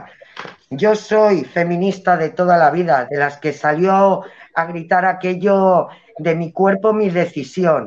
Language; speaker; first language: Spanish; native; Spanish